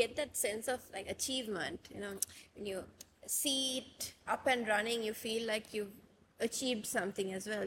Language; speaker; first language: English; non-native, local second language; Sinhala